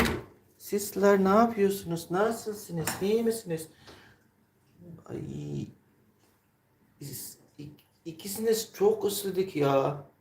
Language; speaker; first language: Turkish; non-native, learner; Filipino